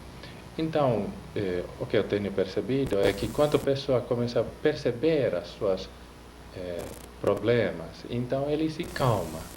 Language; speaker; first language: Portuguese; non-native, fluent; Finnish